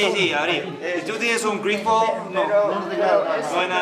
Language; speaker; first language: Spanish; non-native, learner; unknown